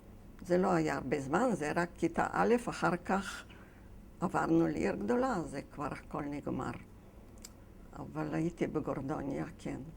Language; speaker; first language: Hebrew; non-native, fluent; Yiddish